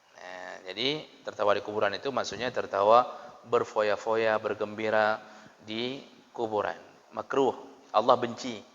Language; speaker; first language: Malay; non-native, local second language; Achinese